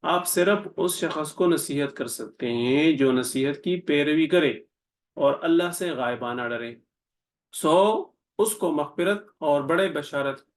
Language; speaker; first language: Urdu; non-native, local second language; Pashto